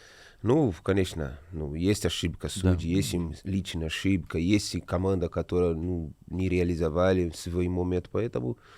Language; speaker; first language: Russian; non-native, learner; Portuguese